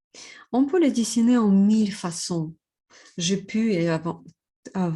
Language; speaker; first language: French; non-native, fluent; Russian